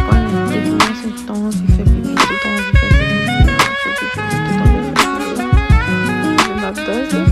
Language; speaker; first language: French; non-native, local second language; Haitian Creole